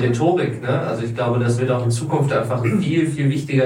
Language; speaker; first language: German; native; German